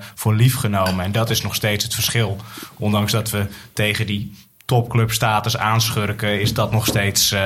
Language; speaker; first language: Dutch; native; Dutch